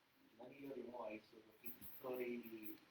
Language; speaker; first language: Japanese; non-native, learner; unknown